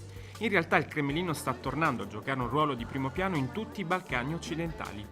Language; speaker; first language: Italian; native; Italian